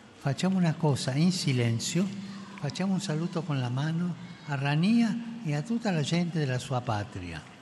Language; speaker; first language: Italian; non-native, fluent; Spanish